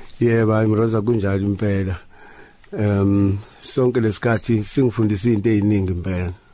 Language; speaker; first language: Zulu; native; Zulu